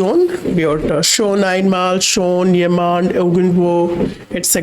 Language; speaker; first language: German; non-native, learner; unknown